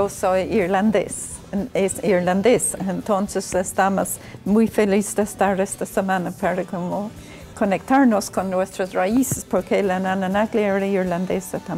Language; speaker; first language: Spanish; non-native, fluent; English